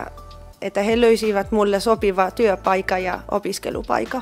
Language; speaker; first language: Finnish; non-native, learner; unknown